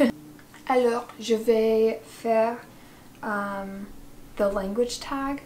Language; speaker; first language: French; non-native, learner; English